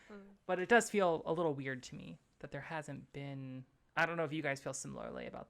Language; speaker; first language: English; native; English